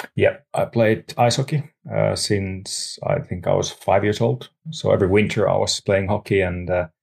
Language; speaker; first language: English; non-native, fluent; Finnish